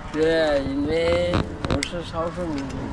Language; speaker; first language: Chinese; non-native, local second language; Uyghur